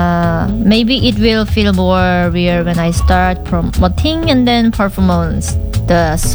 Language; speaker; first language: English; non-native, learner; Korean